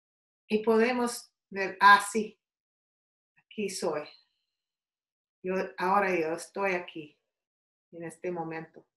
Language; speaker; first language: Spanish; non-native, learner; English